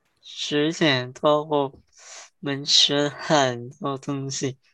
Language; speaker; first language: Chinese; early bilingual, heritage; Chinese